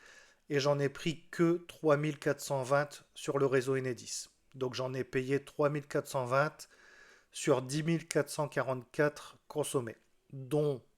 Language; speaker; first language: French; native; French